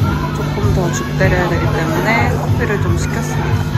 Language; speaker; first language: Korean; native; Korean